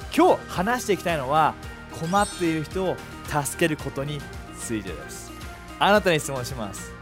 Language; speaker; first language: Japanese; native; Japanese